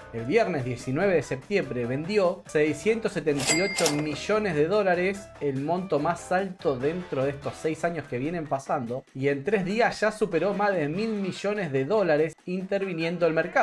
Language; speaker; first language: Spanish; native; Spanish